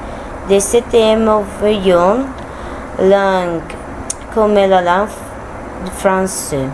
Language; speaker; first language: French; non-native, learner; Spanish